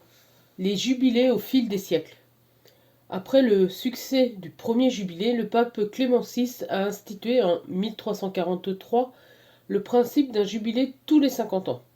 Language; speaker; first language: French; native; French